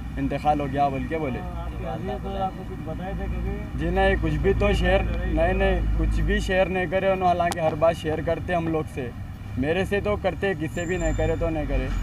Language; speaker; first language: Hindi; non-native, local second language; Urdu